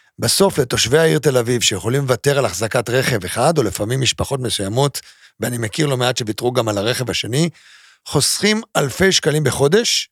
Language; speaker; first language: Hebrew; native; Hebrew